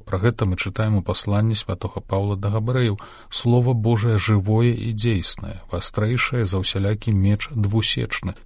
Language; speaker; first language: Belarusian; native; Belarusian